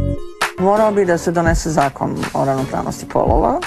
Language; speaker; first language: Serbian; native; Serbian